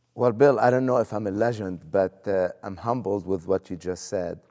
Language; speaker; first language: English; non-native, fluent; Arabic